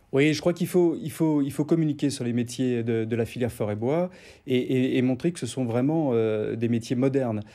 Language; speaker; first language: French; native; French